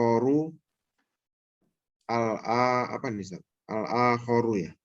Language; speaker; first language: Arabic; non-native, learner; Indonesian